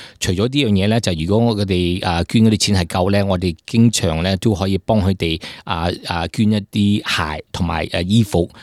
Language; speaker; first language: Cantonese; early bilingual, heritage; Cantonese